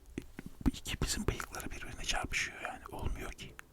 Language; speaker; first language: Turkish; native; Turkish